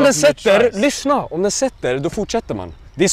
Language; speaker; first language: Swedish; native; Swedish